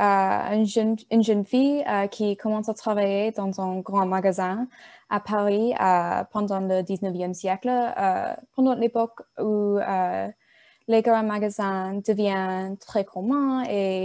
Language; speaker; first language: French; non-native, learner; English